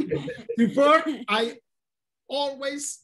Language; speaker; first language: English; non-native, learner; Spanish